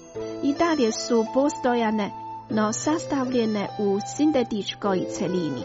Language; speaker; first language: Croatian; non-native, fluent; Chinese